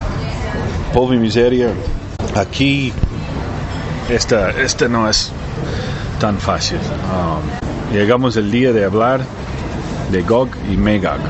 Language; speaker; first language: Spanish; non-native, learner; English